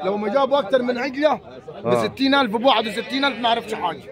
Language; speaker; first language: Arabic; native; Arabic